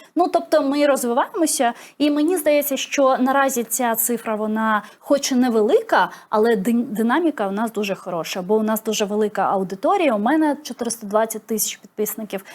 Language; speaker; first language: Ukrainian; non-native, local second language; Crimean Tatar